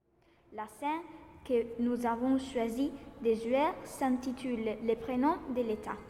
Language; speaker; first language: French; non-native, learner; Italian